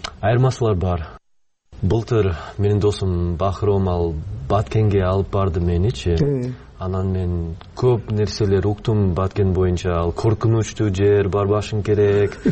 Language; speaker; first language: Kyrgyz; non-native, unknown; English